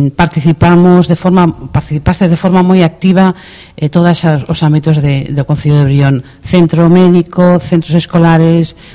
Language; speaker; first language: Spanish; non-native, local second language; Galician